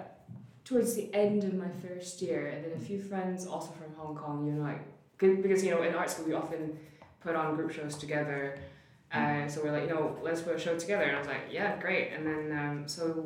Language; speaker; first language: English; non-native, local second language; Cantonese